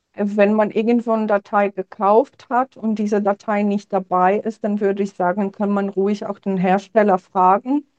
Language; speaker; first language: German; non-native, fluent; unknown